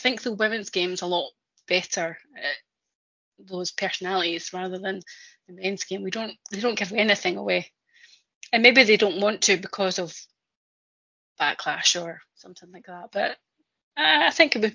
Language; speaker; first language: English; native; English